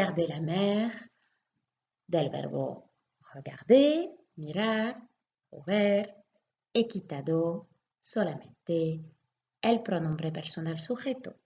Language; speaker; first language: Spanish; non-native, fluent; French